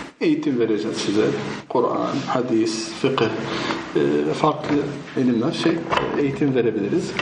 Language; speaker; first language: Turkish; non-native, fluent; Arabic